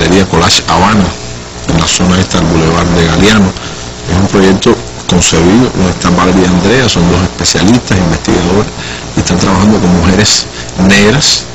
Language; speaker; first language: Spanish; native; Spanish